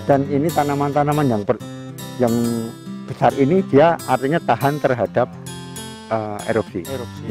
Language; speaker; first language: Indonesian; non-native, local second language; Javanese